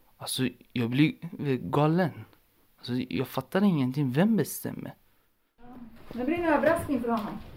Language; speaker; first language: Swedish; non-native, learner; Persian